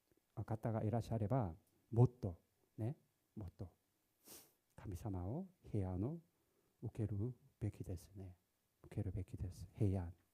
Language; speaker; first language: Japanese; non-native, learner; Korean